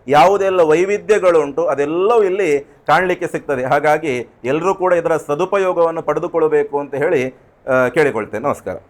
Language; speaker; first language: Kannada; native; Kannada